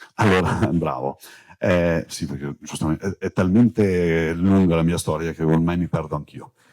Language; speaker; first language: Italian; non-native, fluent; Turkish